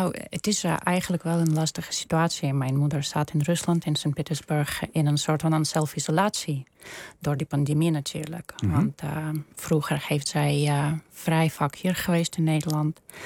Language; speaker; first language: Dutch; non-native, fluent; Russian